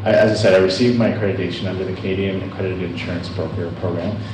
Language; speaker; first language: English; native; English